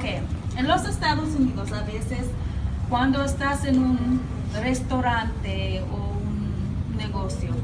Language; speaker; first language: Spanish; non-native, learner; English